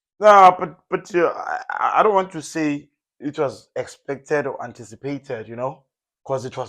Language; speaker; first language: English; non-native, local second language; Zulu